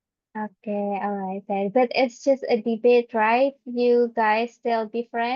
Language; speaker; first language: English; non-native, fluent; Indonesian